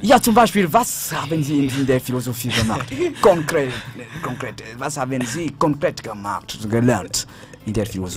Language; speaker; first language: German; non-native, fluent; French